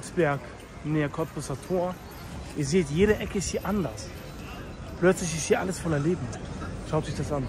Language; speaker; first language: German; native; German